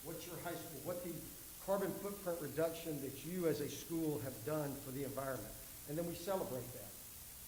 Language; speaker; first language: English; native; English